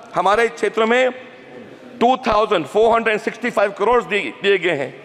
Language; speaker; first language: Hindi; native; Hindi